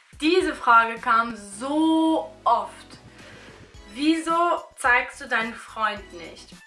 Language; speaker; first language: German; early bilingual, other home language; Albanian